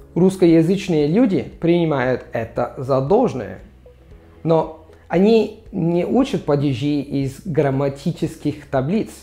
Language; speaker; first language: Russian; non-native, fluent; Italian